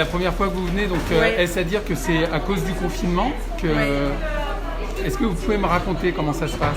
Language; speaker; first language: French; native; French